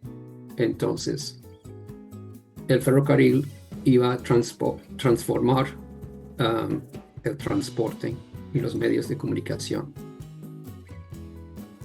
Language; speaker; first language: Spanish; non-native, fluent; English